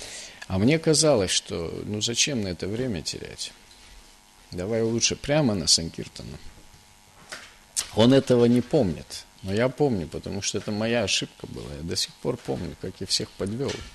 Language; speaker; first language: Russian; native; Russian